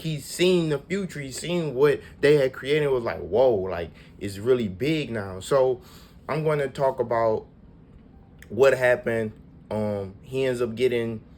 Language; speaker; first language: English; native; English